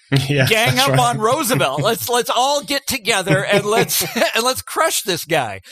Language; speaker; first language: English; native; English